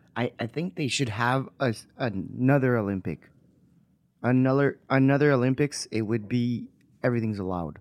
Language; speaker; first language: English; non-native, local second language; French